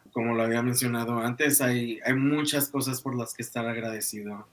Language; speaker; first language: Spanish; early bilingual, other home language; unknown